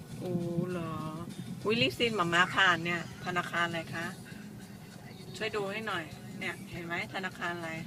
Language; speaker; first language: Thai; native; Thai